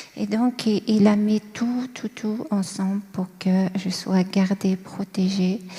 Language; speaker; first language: French; non-native, local second language; Kabyle